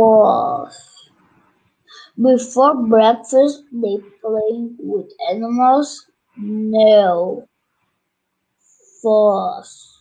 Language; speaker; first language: English; non-native, learner; Turkish